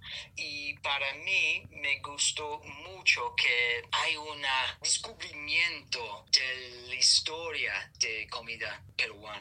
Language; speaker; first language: Spanish; non-native, learner; English